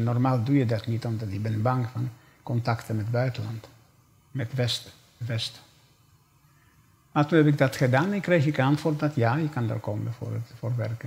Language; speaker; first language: Dutch; non-native, fluent; Polish